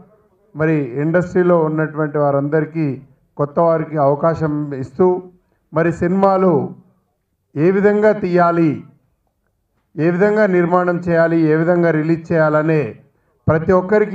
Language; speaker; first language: Telugu; native; Telugu